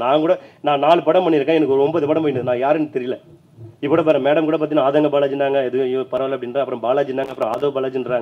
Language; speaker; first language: Tamil; native; Tamil